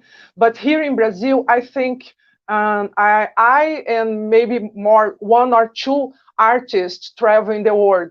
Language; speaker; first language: English; non-native, learner; Portuguese